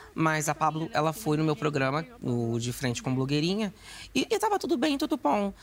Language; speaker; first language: Portuguese; native; Portuguese